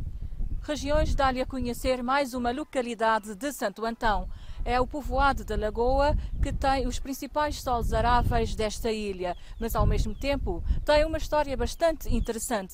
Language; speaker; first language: Portuguese; non-native, local second language; Kabuverdianu